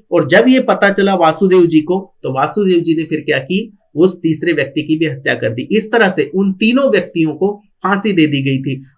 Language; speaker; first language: Hindi; non-native, local second language; Marathi